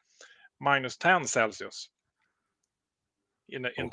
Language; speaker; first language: English; non-native, learner; Swedish